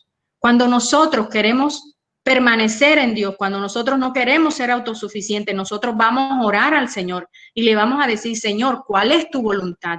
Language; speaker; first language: Spanish; native; Spanish